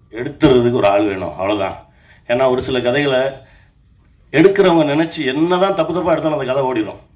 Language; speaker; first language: Tamil; native; Tamil